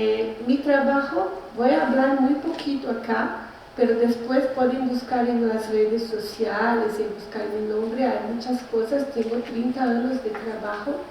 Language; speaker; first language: Spanish; non-native, learner; Portuguese